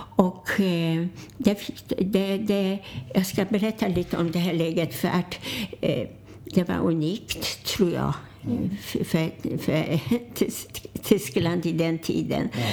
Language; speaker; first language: Swedish; non-native, fluent; Polish